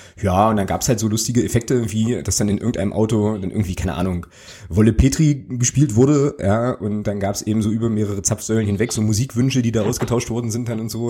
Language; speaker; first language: German; native; German